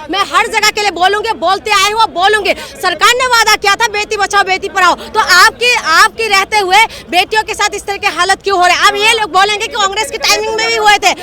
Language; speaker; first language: Hindi; non-native, local second language; Assamese